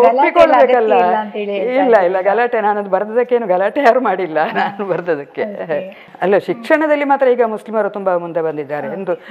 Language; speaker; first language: Kannada; non-native, local second language; Malayalam